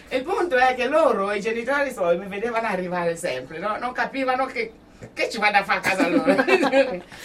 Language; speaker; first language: Italian; non-native, fluent; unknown